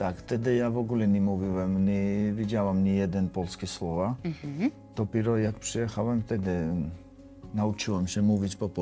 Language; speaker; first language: Polish; non-native, learner; Georgian